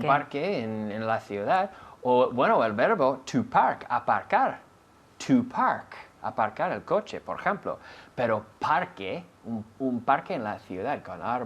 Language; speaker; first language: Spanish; non-native, fluent; English